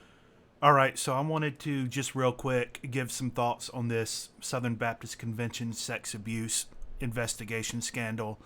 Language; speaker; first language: English; native; English